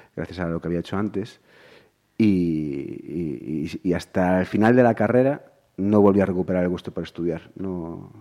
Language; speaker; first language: Spanish; native; Spanish